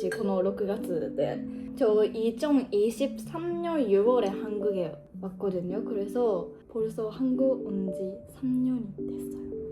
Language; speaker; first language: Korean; non-native, fluent; Japanese